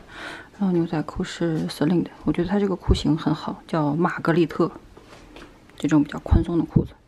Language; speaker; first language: Chinese; native; Chinese